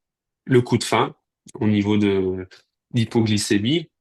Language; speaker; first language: French; native; French